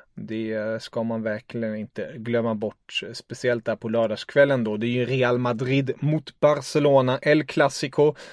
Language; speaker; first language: Swedish; non-native, fluent; German